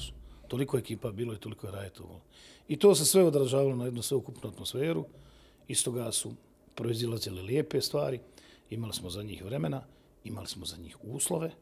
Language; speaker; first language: Serbian; native; Serbian